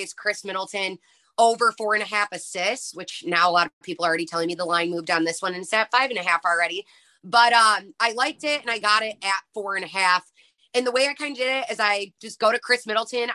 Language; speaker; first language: English; native; English